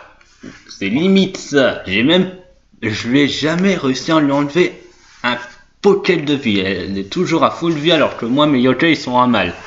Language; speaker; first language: French; native; French